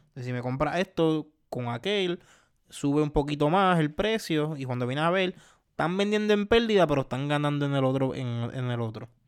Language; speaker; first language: Spanish; native; Spanish